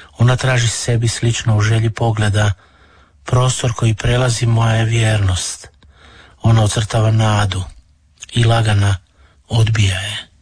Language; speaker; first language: Serbian; native; Serbian